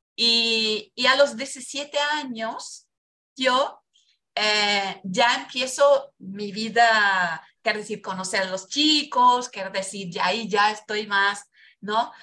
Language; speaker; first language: Spanish; non-native, fluent; Portuguese